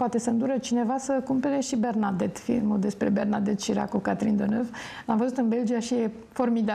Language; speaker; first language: Romanian; native; Romanian